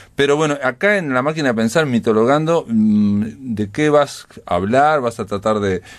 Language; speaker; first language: Spanish; native; Spanish